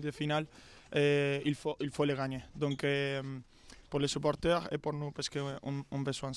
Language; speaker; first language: French; non-native, learner; Spanish